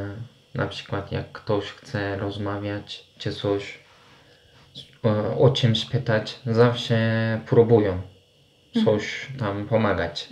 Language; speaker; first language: Polish; non-native, fluent; Turkish